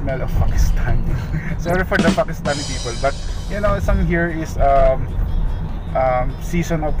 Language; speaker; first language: English; non-native, learner; Filipino